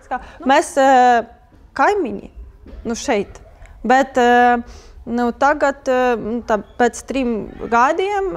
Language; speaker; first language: Latvian; non-native, learner; Ukrainian